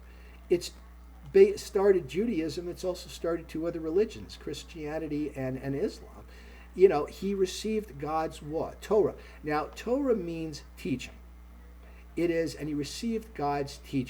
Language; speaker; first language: English; native; English